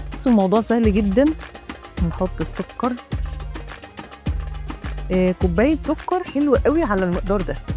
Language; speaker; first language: Arabic; native; Arabic